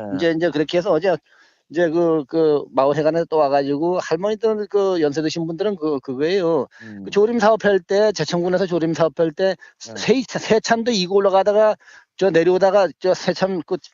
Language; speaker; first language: Korean; native; Korean